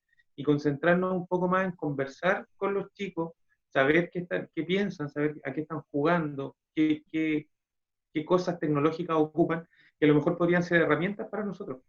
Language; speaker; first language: Spanish; native; Spanish